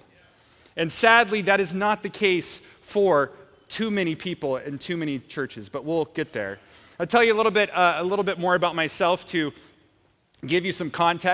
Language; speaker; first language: English; native; English